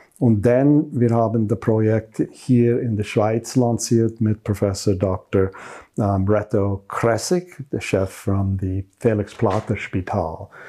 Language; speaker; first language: German; non-native, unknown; English